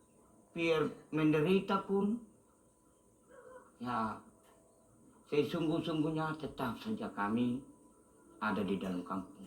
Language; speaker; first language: Indonesian; non-native, local second language; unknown